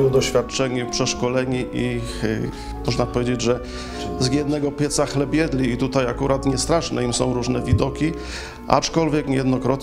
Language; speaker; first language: Polish; native; Polish